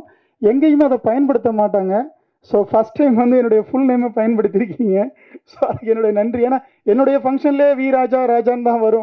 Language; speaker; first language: Tamil; native; Tamil